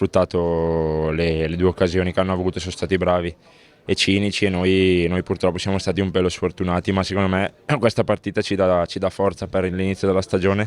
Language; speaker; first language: Italian; native; Italian